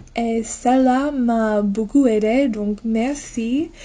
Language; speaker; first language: French; non-native, fluent; English